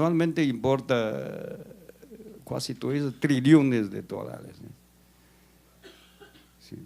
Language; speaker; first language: Portuguese; non-native, learner; Chinese